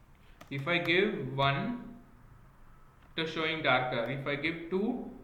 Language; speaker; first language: English; non-native, local second language; Kannada